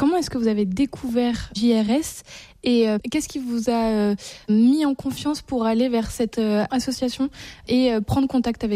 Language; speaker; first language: French; native; French